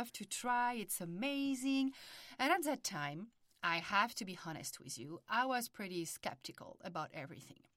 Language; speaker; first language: English; non-native, fluent; French